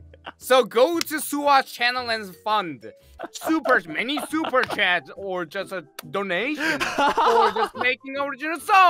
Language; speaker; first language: English; non-native, learner; Korean